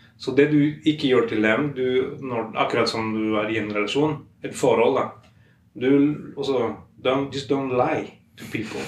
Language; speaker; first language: Norwegian; non-native, fluent; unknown